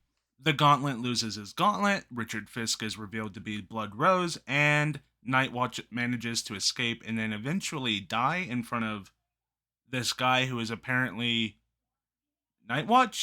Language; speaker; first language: English; native; English